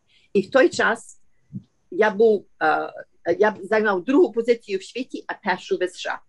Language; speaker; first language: Ukrainian; early bilingual, heritage; Ukrainian